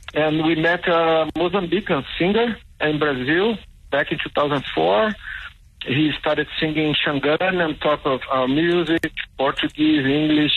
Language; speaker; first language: English; non-native, fluent; Portuguese